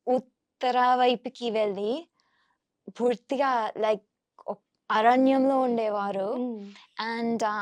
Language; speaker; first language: Telugu; non-native, fluent; English